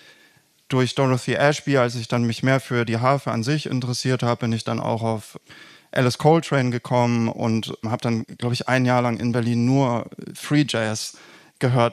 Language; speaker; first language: German; native; German